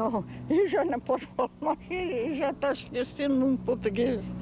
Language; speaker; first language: Portuguese; early bilingual, heritage; Portuguese